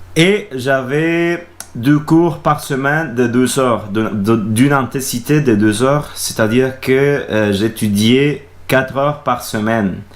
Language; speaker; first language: French; non-native, fluent; Spanish